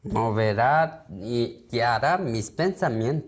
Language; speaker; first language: Spanish; non-native, learner; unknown